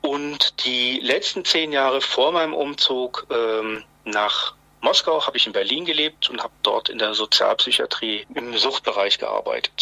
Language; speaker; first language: German; native; German